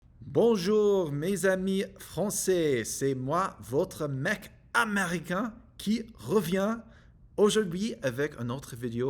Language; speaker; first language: French; non-native, learner; English